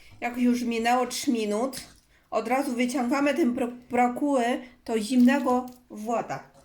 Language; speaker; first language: Polish; non-native, learner; Chinese